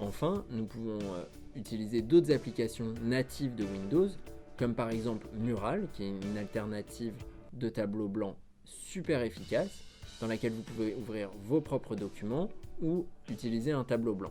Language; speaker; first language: French; native; French